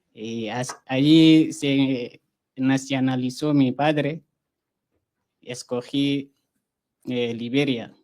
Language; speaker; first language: Spanish; non-native, fluent; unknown